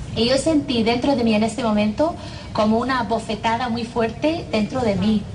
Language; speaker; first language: Spanish; non-native, fluent; English